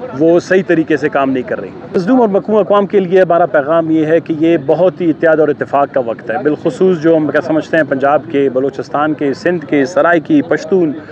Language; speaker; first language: Urdu; non-native, local second language; Baluchi